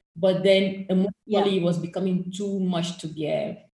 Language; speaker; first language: English; non-native, fluent; French